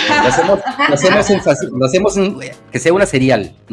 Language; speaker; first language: Spanish; native; Spanish